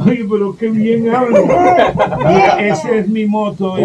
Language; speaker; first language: Spanish; native; Spanish